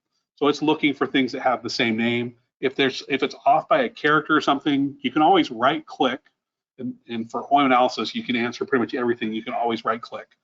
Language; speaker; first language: English; native; English